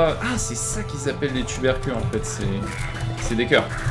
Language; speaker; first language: French; native; French